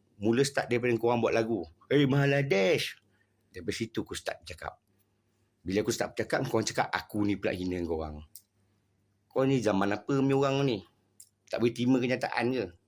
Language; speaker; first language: Malay; native; Malay